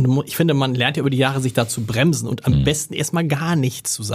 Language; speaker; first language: German; native; German